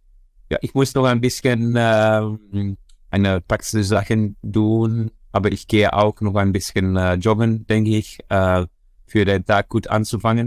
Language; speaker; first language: German; non-native, fluent; Dutch